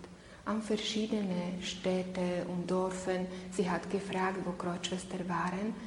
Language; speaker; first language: German; non-native, learner; Slovak